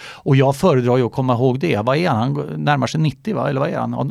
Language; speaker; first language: Swedish; native; Swedish